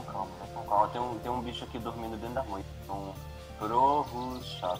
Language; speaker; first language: Portuguese; native; Portuguese